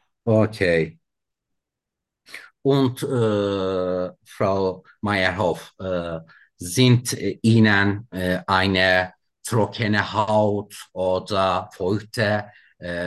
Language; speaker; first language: German; non-native, learner; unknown